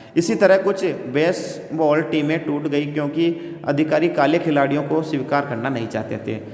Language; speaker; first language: Hindi; native; Hindi